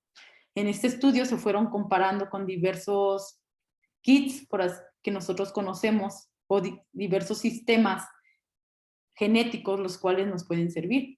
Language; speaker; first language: Spanish; native; Spanish